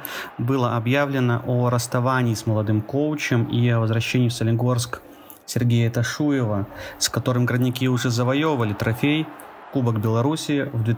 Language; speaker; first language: Russian; native; Russian